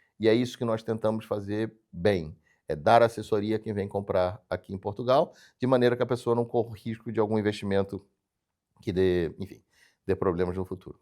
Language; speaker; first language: Portuguese; native; Portuguese